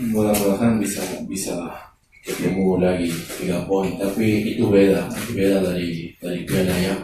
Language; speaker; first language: Indonesian; non-native, learner; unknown